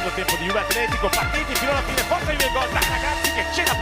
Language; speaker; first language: Italian; native; Italian